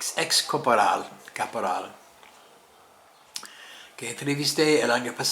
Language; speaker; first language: Spanish; non-native, fluent; English